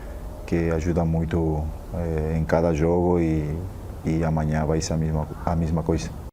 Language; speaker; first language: Portuguese; non-native, fluent; Spanish